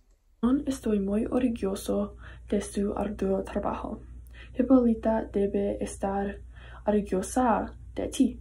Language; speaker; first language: Spanish; non-native, learner; English